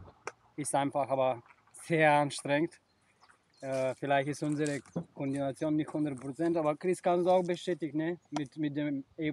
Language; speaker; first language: German; non-native, learner; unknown